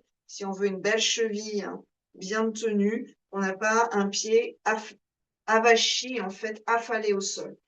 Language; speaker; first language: French; native; French